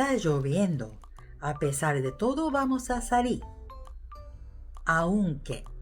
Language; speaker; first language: Spanish; non-native, fluent; Japanese